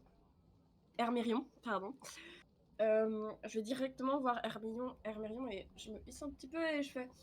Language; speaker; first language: French; native; French